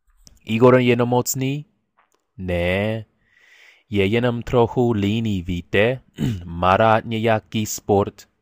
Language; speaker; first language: Czech; non-native, learner; English